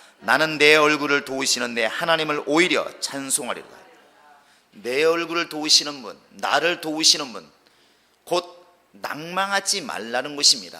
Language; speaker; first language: Korean; native; Korean